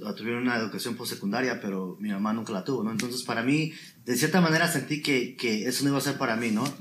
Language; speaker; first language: Spanish; native; Spanish